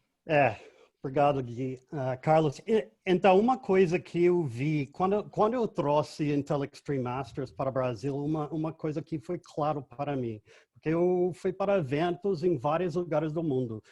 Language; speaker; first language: Portuguese; non-native, fluent; English